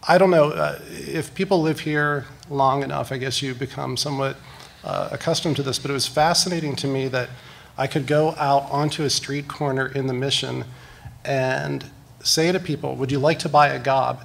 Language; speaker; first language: English; native; English